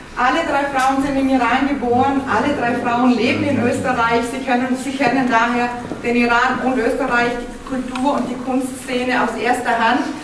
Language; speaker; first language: German; native; German